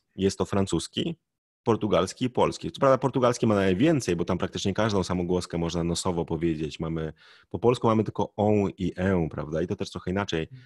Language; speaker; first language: Polish; native; Polish